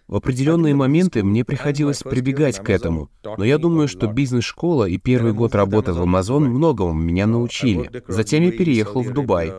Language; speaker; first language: Russian; non-native, fluent; Malayalam